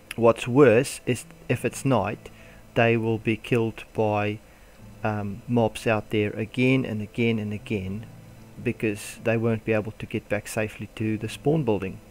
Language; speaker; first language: English; non-native, local second language; Afrikaans